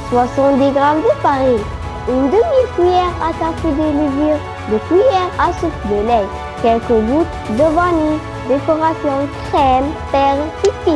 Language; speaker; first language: French; non-native, learner; Arabic